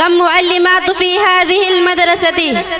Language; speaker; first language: Arabic; non-native, learner; Urdu